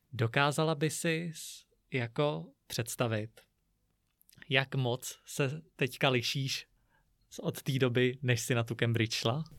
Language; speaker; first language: Czech; native; Czech